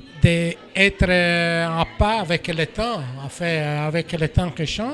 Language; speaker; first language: French; non-native, fluent; Italian